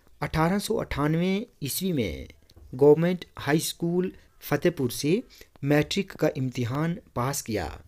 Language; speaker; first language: Urdu; non-native, local second language; Kashmiri